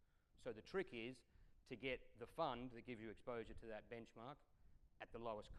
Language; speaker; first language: English; native; English